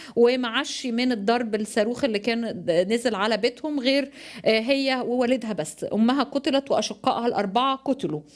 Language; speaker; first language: Arabic; native; Arabic